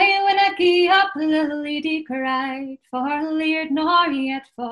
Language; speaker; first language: English; native; English